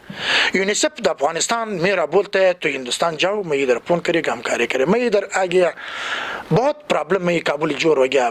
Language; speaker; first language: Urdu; non-native, learner; Pashto